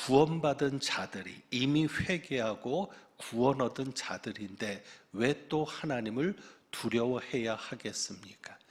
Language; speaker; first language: Korean; native; Korean